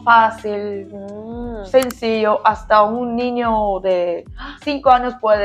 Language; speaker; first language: Spanish; non-native, learner; Korean